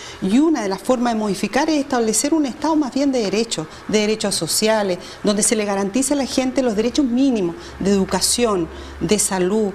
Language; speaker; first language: Spanish; native; Spanish